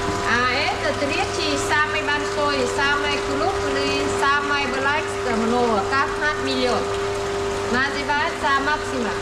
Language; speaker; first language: Russian; non-native, learner; Vietnamese